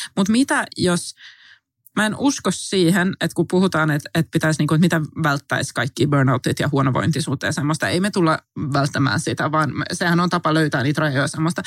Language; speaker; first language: Finnish; native; Finnish